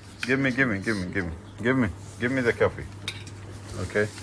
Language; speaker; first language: English; non-native, learner; Arabic